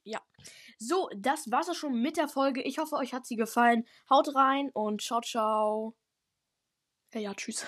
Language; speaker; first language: German; native; German